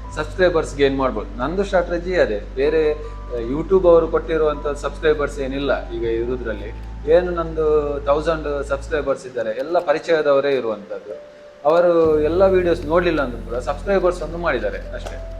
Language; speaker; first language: Kannada; non-native, local second language; Tulu